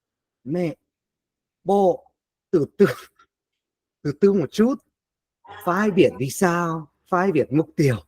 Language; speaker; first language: Vietnamese; non-native, fluent; Spanish